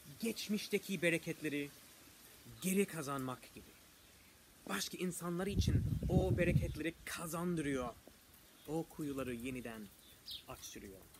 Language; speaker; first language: Turkish; non-native, fluent; English